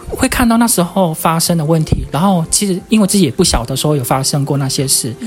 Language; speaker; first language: Chinese; native; Chinese